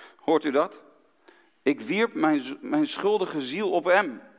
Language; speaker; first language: Dutch; native; Dutch